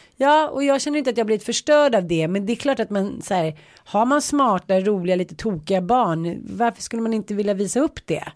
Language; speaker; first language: Swedish; native; Swedish